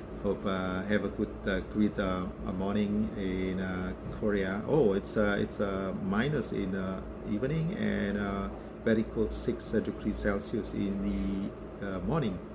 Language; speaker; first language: English; non-native, learner; Indonesian